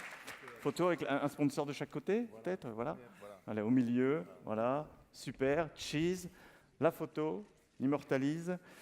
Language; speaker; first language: French; native; French